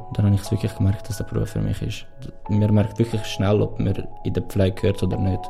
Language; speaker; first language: German; non-native, fluent; Portuguese